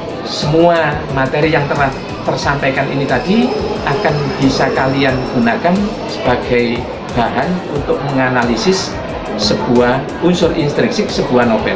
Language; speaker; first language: Indonesian; native; Indonesian